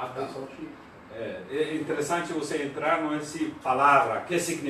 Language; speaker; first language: Portuguese; non-native, learner; Persian